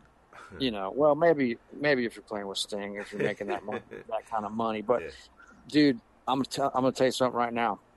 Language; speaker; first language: English; native; English